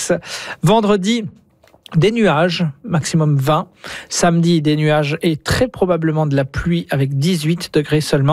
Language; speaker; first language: French; native; French